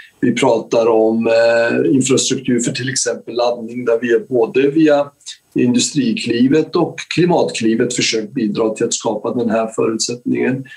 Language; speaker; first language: Swedish; early bilingual, other home language; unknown